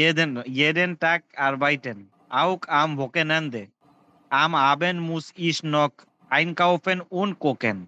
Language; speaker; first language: German; non-native, learner; Bangla